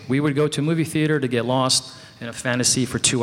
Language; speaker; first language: English; native; English